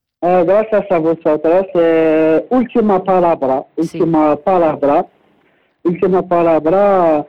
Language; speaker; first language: Spanish; non-native, learner; Arabic